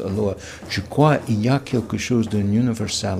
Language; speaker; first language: French; non-native, fluent; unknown